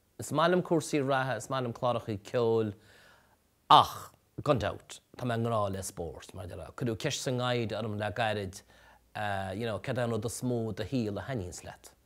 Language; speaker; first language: Irish; native; Irish